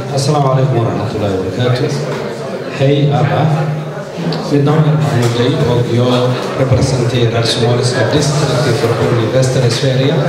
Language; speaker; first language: Swedish; non-native, fluent; Somali